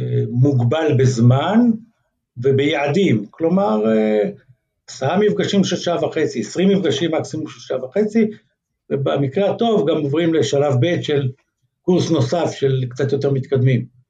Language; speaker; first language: Hebrew; native; Hebrew